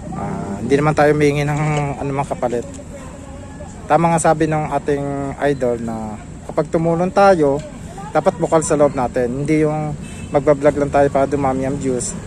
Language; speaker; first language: Filipino; native; Filipino